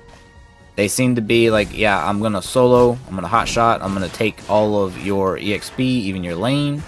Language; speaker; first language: English; native; English